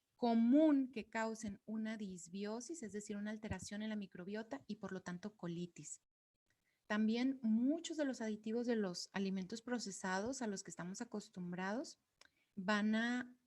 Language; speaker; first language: Spanish; native; Spanish